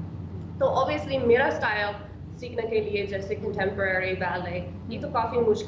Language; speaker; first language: Hindi; non-native, learner; English